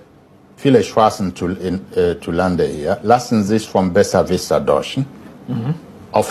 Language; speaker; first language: German; non-native, fluent; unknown